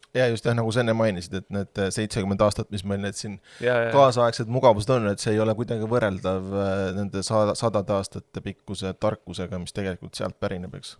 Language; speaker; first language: Estonian; native; Estonian